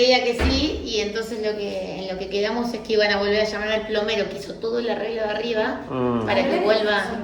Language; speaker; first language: Spanish; native; Spanish